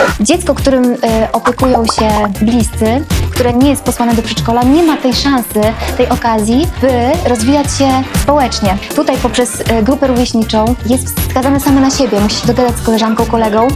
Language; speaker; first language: Polish; native; Polish